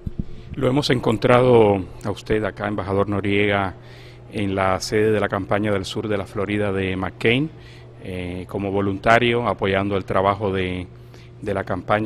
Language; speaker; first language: Spanish; native; Spanish